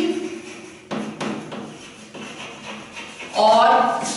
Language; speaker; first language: English; non-native, local second language; Hindi